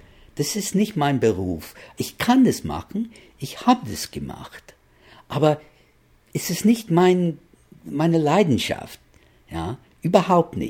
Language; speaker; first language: German; non-native, fluent; English